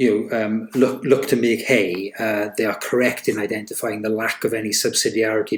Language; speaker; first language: English; native; English